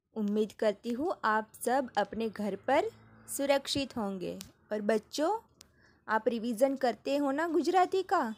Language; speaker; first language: Hindi; non-native, local second language; Gujarati